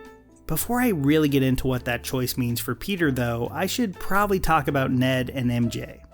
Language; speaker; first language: English; native; English